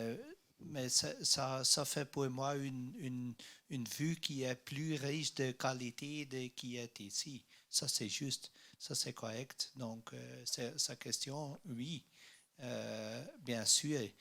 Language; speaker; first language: French; non-native, learner; Dutch